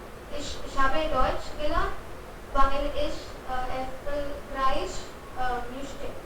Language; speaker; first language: German; non-native, learner; Hindi